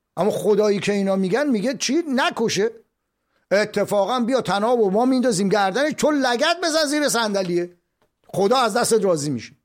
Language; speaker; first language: Persian; native; Persian